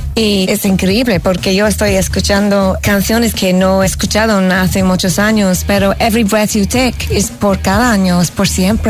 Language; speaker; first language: Spanish; non-native, fluent; English